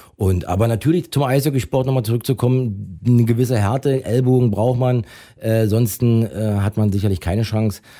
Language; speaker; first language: German; native; German